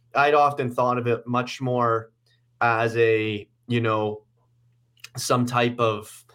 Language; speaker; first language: English; native; English